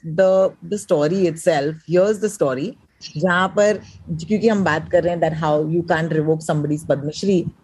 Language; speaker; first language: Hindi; native; Hindi